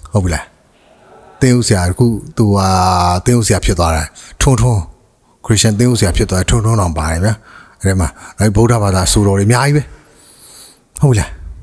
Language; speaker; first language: Burmese; native; Burmese